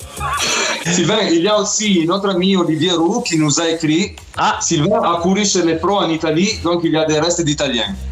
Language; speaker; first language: French; non-native, fluent; Italian